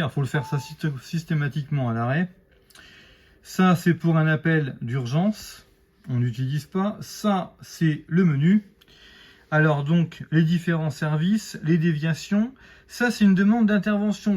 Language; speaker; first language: French; native; French